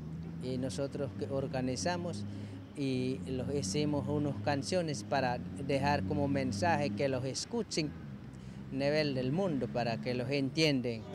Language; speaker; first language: Spanish; non-native, local second language; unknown